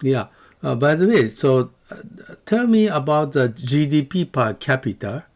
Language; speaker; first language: English; non-native, learner; Japanese